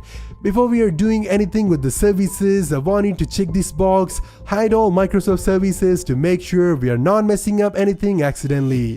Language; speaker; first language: English; non-native, fluent; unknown